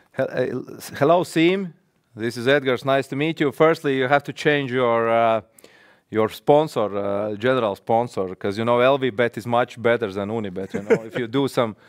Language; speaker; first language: English; non-native, fluent; Latvian